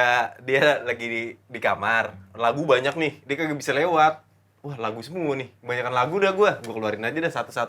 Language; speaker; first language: Indonesian; native; Indonesian